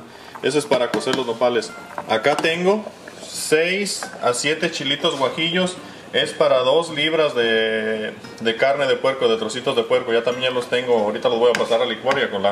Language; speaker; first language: Spanish; native; Spanish